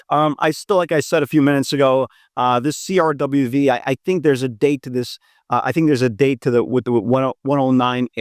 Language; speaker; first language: English; native; English